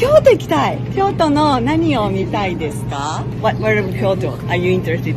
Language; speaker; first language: Japanese; native; Japanese